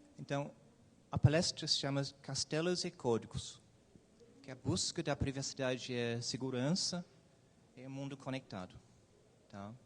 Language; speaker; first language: Portuguese; non-native, fluent; English